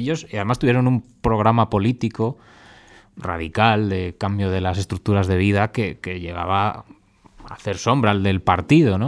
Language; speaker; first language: Spanish; native; Spanish